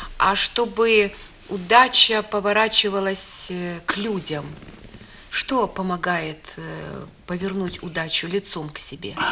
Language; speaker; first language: Russian; native; Russian